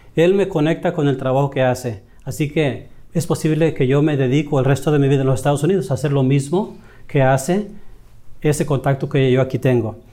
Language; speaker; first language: Spanish; native; Spanish